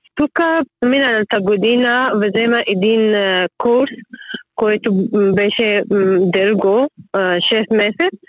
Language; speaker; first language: Bulgarian; non-native, learner; Persian